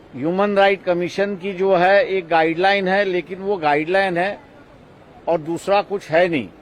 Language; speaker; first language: Hindi; non-native, local second language; Marathi